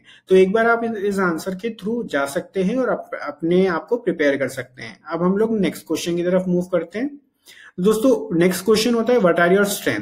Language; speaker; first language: Hindi; native; Hindi